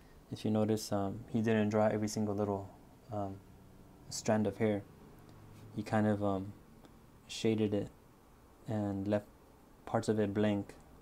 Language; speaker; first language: English; native; English